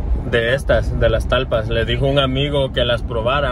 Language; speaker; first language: Spanish; early bilingual, heritage; Spanish